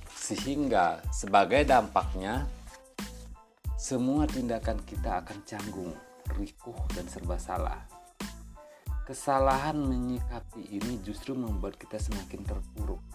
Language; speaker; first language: Indonesian; native; Indonesian